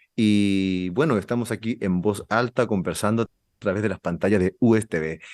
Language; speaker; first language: Spanish; native; Spanish